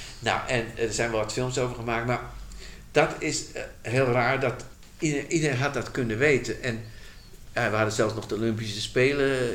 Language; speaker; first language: Dutch; native; Dutch